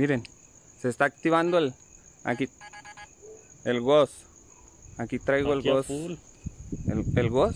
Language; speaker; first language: Spanish; native; Spanish